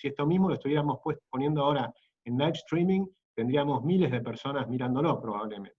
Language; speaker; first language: Spanish; native; Spanish